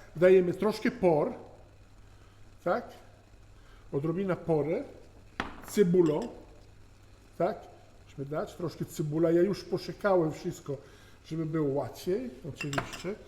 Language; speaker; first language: Polish; non-native, learner; Italian